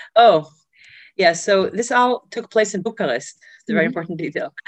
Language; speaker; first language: English; early bilingual, other home language; Hebrew